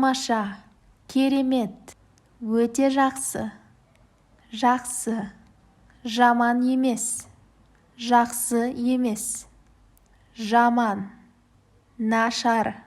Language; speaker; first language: Kazakh; non-native, learner; Korean